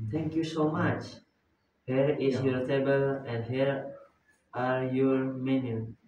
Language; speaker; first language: English; non-native, learner; Indonesian